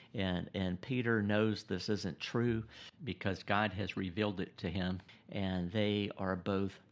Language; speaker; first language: English; native; English